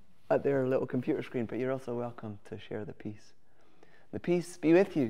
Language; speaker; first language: English; native; English